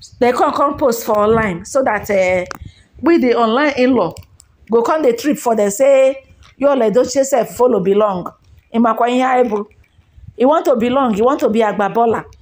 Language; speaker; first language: Nigerian Pidgin; non-native, local second language; Igbo